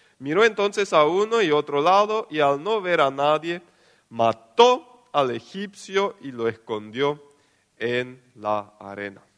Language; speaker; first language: Spanish; non-native, local second language; Plautdietsch